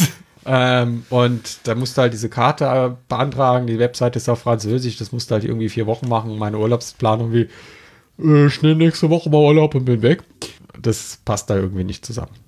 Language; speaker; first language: German; non-native, fluent; French